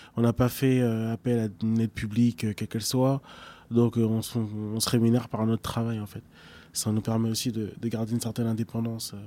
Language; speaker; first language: French; early bilingual, other home language; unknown